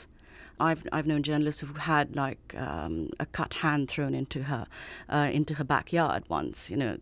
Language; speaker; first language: English; non-native, local second language; Urdu